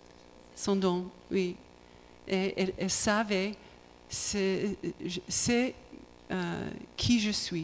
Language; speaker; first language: French; non-native, learner; English